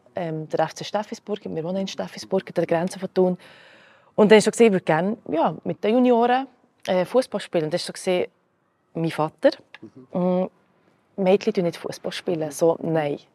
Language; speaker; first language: German; early bilingual, other home language; Croatian